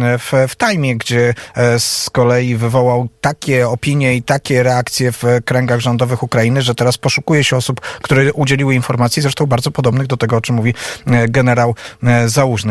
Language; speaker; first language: Polish; native; Polish